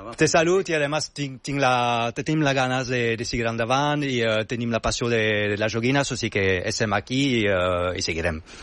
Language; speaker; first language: Catalan; non-native, fluent; French